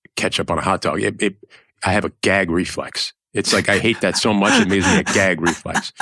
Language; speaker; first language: English; native; English